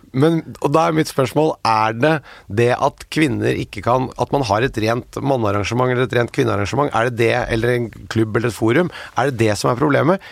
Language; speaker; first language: Norwegian; native; Norwegian